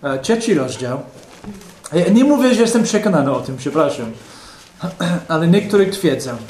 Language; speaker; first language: Polish; non-native, fluent; English